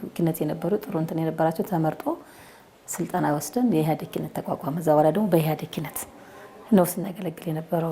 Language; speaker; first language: Amharic; native; Amharic